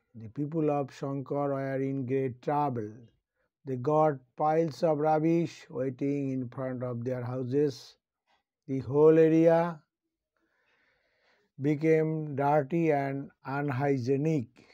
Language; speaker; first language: English; non-native, local second language; Bangla